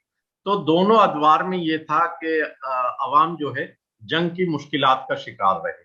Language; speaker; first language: Urdu; native; Urdu